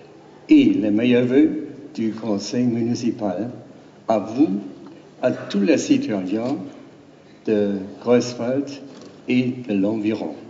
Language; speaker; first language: French; non-native, learner; German